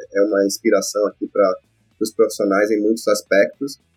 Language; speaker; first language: Portuguese; native; Portuguese